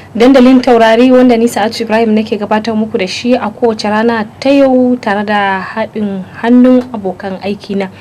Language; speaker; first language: Hausa; native; Hausa